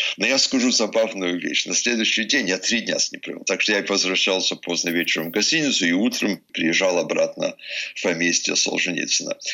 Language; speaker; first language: Russian; early bilingual, heritage; English